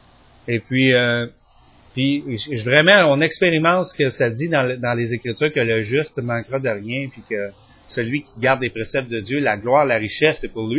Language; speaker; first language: French; native; French